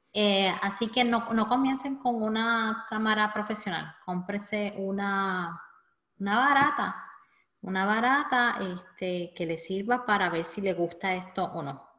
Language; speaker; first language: Spanish; native; Spanish